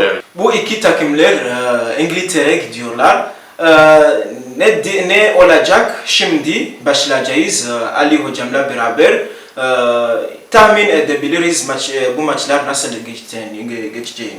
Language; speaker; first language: Turkish; non-native, learner; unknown